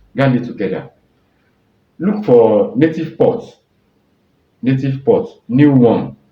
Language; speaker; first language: English; non-native, local second language; Yoruba